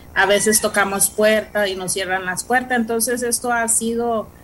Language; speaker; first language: Spanish; non-native, local second language; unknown